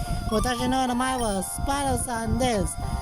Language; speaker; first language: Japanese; non-native, learner; English